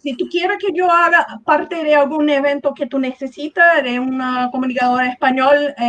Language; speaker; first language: Spanish; non-native, learner; Portuguese